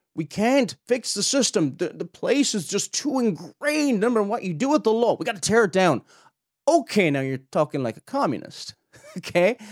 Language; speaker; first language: English; native; English